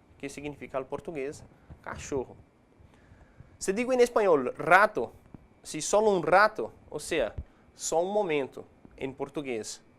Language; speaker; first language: Portuguese; non-native, fluent; Spanish